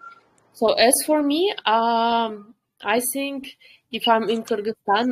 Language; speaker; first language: English; non-native, fluent; Kyrgyz